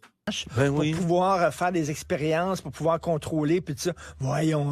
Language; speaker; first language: French; native; French